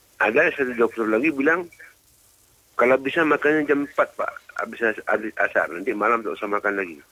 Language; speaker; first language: Indonesian; native; Indonesian